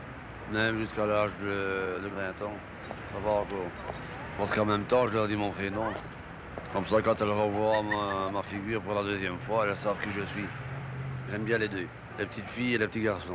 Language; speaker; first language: French; native; French